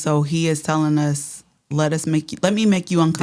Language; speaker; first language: English; native; English